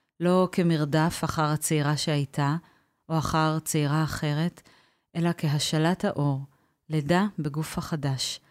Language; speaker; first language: Hebrew; native; Hebrew